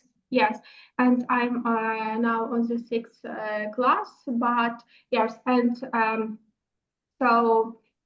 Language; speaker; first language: English; non-native, learner; Ukrainian